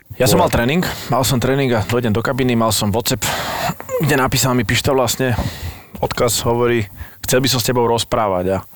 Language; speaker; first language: Slovak; native; Slovak